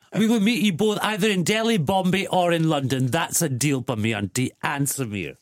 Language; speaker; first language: English; early bilingual, other home language; Punjabi